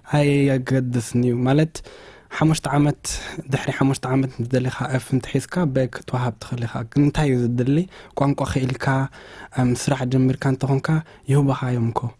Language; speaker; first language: Tigrinya; early bilingual, heritage; Tigrinya